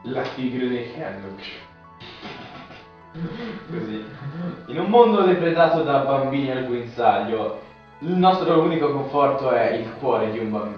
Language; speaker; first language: Italian; native; Italian